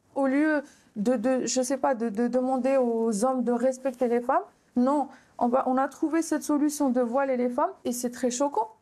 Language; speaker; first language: French; non-native, local second language; Arabic